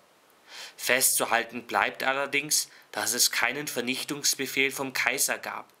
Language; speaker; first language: German; native; German